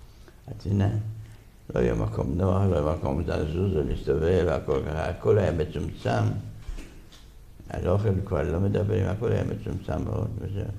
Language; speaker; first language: Hebrew; non-native, fluent; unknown